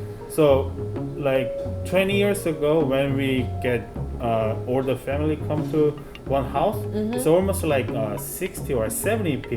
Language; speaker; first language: English; non-native, fluent; Korean